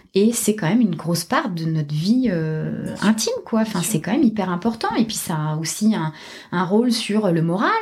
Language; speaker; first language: French; native; French